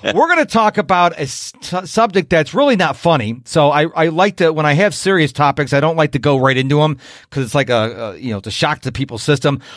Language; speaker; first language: English; native; English